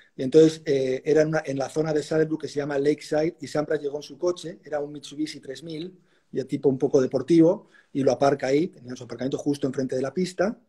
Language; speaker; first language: Spanish; native; Spanish